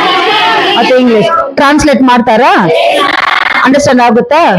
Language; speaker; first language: Kannada; non-native, local second language; Tamil